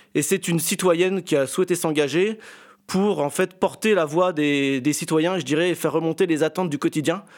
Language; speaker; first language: French; native; French